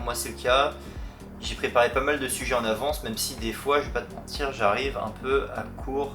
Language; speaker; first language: French; native; French